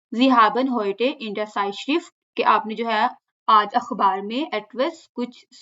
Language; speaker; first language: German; non-native, fluent; Urdu